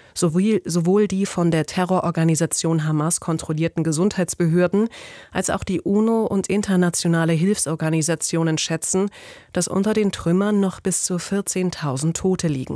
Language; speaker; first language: German; native; German